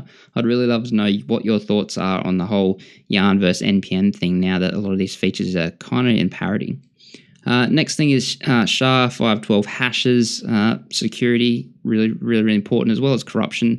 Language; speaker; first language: English; native; English